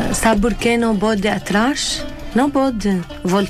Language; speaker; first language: Portuguese; non-native, learner; Arabic